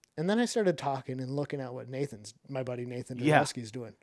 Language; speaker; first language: English; native; English